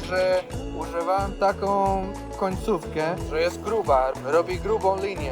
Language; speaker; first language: Polish; non-native, learner; Spanish